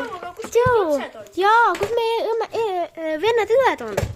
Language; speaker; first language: Estonian; non-native, local second language; Russian